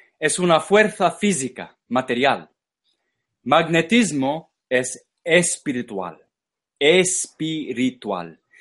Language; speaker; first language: Spanish; non-native, fluent; English